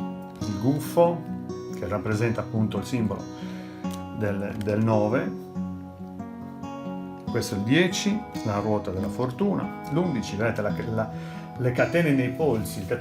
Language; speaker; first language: Italian; native; Italian